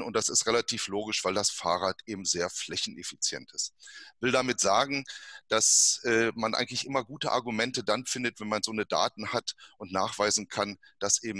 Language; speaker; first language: German; native; German